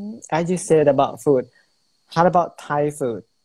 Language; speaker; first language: English; non-native, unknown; Thai